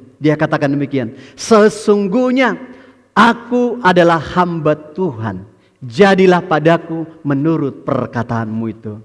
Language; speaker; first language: Indonesian; native; Indonesian